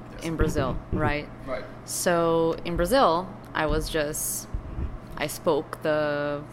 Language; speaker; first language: English; non-native, fluent; Portuguese